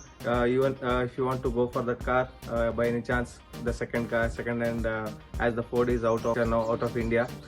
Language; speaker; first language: English; non-native, local second language; Kannada